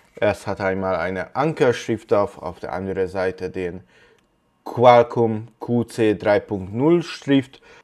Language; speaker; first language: German; non-native, fluent; Hungarian